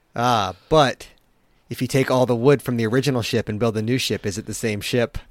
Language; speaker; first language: English; native; English